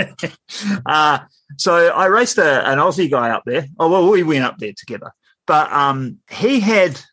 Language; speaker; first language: English; native; English